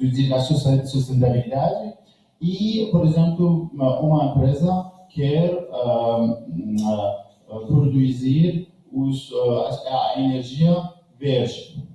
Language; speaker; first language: Portuguese; non-native, learner; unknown